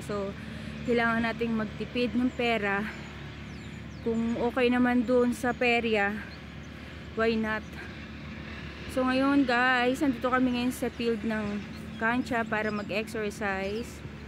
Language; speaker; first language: Filipino; native; Filipino